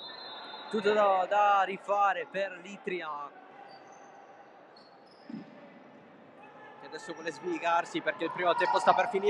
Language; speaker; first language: Italian; native; Italian